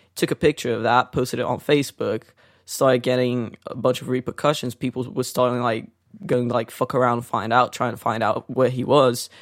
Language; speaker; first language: English; non-native, fluent; Portuguese